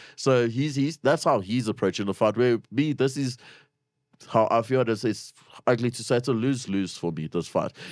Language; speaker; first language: English; native; English